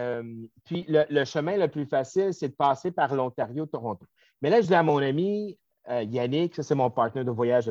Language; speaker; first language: French; native; French